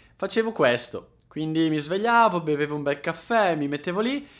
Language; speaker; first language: Italian; native; Italian